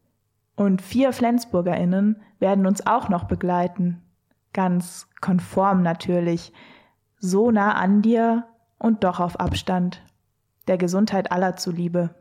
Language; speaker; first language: German; native; German